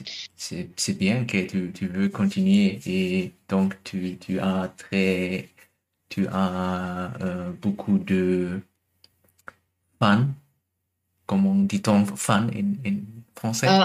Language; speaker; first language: French; non-native, learner; German